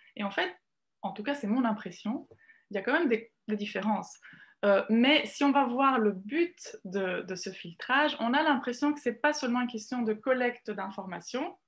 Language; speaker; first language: French; non-native, fluent; Italian